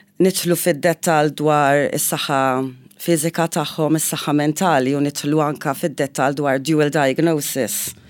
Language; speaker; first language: Maltese; native; Maltese